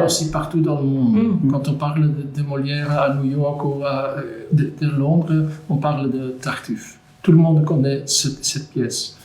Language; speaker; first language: French; non-native, local second language; Dutch